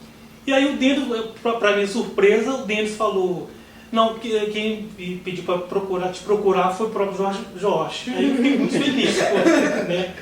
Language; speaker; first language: Portuguese; native; Portuguese